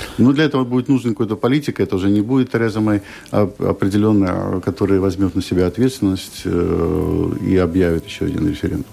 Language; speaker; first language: Russian; native; Russian